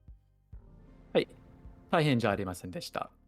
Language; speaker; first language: Japanese; non-native, learner; English